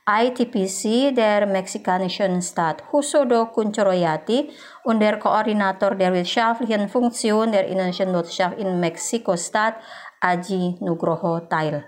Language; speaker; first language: German; non-native, fluent; Indonesian